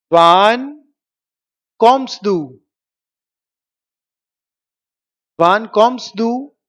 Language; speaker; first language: German; non-native, learner; Hindi